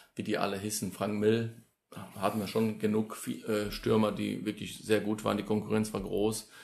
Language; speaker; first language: German; early bilingual, other home language; Polish